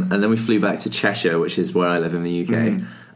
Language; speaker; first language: English; native; English